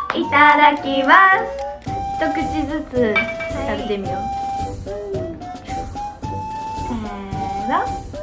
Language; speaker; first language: Japanese; native; Japanese